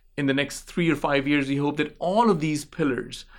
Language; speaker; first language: English; non-native, local second language; Urdu